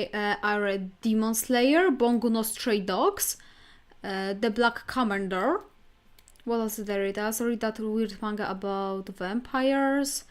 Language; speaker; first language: English; non-native, fluent; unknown